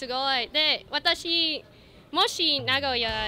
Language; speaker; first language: Japanese; non-native, learner; English